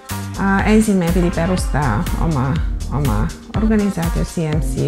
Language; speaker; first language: Finnish; non-native, fluent; Russian